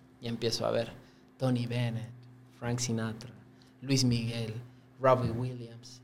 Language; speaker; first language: Spanish; native; Spanish